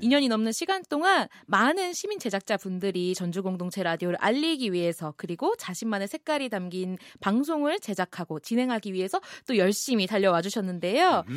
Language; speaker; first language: Korean; native; Korean